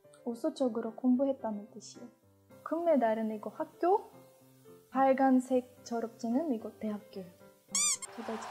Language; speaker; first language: Korean; non-native, fluent; Russian